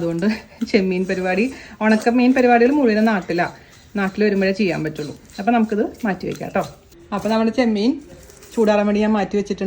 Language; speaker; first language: Malayalam; native; Malayalam